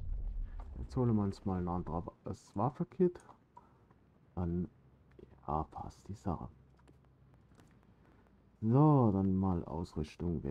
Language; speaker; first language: German; native; German